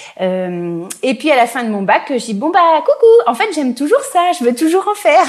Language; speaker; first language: French; native; French